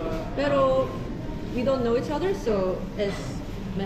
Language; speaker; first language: Spanish; non-native, learner; Korean